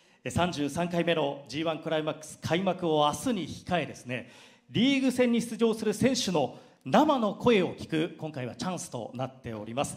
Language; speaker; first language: Japanese; native; Japanese